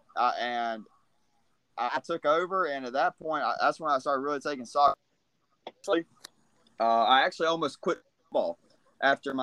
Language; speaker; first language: English; native; English